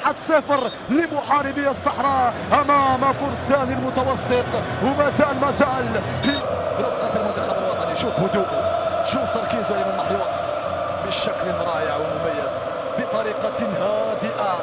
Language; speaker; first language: Arabic; native; Arabic